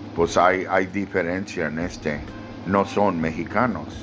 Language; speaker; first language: Spanish; early bilingual, other home language; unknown